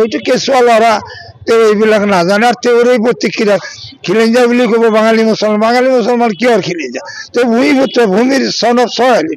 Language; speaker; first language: Assamese; non-native, local second language; Bangla